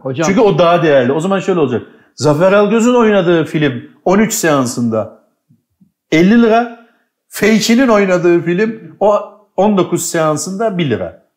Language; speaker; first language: Turkish; native; Turkish